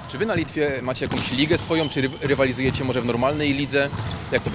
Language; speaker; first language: Polish; native; Polish